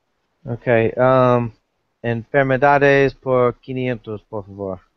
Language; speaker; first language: Spanish; non-native, learner; English